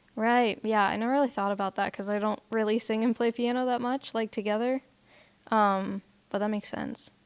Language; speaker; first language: English; native; English